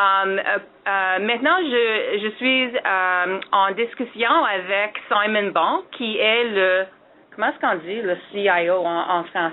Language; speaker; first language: French; non-native, fluent; English